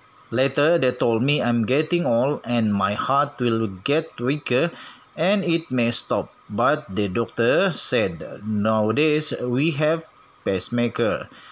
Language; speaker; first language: English; non-native, local second language; Malay